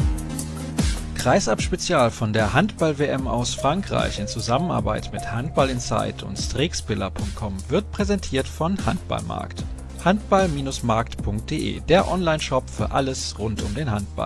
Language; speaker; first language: German; native; German